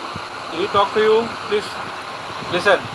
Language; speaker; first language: English; non-native, learner; Bangla